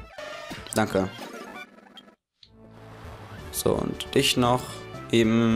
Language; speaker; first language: German; native; German